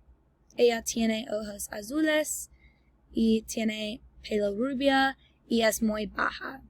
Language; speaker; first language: Spanish; non-native, learner; English